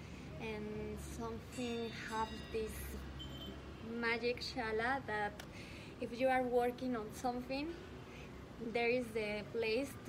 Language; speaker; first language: English; non-native, learner; Spanish